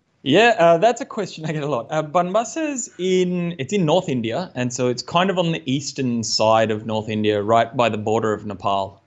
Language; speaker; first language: English; native; English